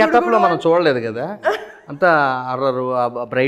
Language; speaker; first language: Telugu; native; Telugu